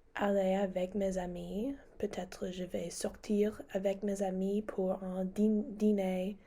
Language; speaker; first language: French; non-native, learner; English